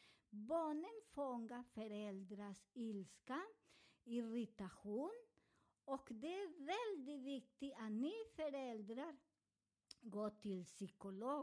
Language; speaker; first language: Swedish; non-native, learner; Spanish